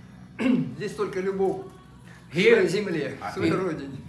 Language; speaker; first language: Russian; native; Russian